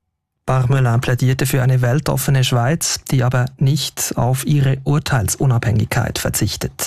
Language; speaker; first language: German; native; German